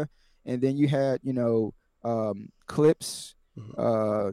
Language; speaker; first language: English; native; English